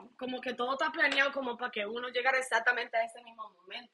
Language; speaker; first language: Spanish; native; Spanish